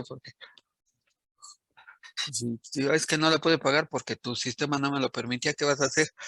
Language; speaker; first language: Spanish; native; Spanish